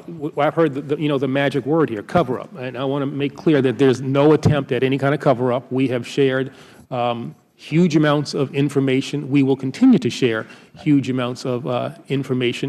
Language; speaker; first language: English; native; English